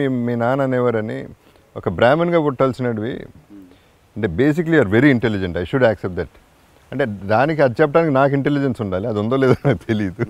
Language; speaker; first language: Telugu; native; Telugu